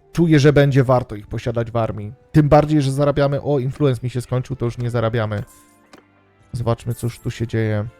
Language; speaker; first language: Polish; native; Polish